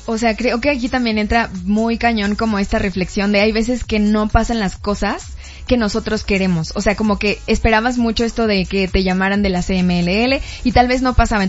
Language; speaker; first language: Spanish; native; Spanish